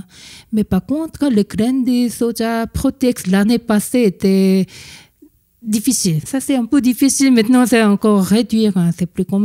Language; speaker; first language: French; non-native, fluent; Korean